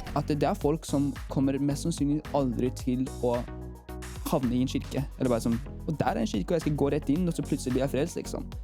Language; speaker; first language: Norwegian; early bilingual, heritage; Norwegian